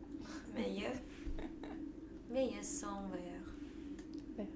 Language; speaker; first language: French; non-native, learner; English